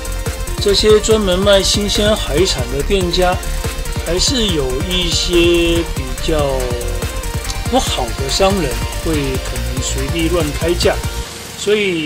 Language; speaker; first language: Chinese; native; Chinese